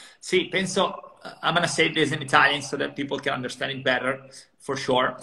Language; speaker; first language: English; non-native, fluent; Italian